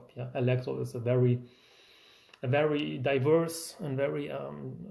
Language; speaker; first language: English; non-native, fluent; German